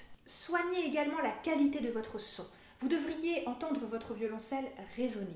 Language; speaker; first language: French; native; French